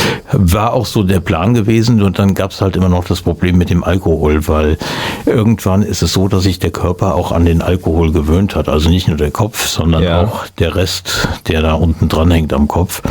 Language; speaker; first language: German; native; German